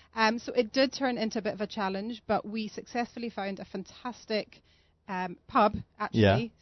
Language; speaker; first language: English; native; English